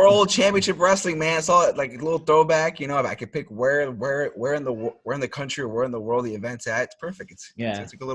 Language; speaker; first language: English; native; English